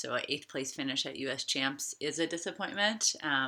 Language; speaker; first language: English; native; English